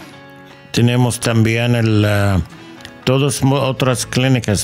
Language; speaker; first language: Spanish; non-native, fluent; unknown